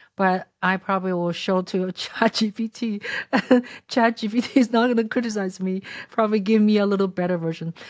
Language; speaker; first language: English; non-native, fluent; Chinese